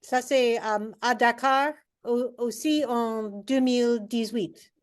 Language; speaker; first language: French; non-native, learner; English